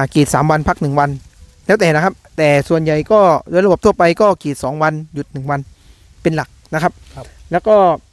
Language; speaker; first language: Thai; native; Thai